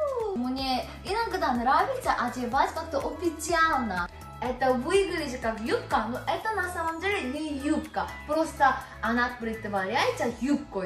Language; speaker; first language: Russian; non-native, fluent; Korean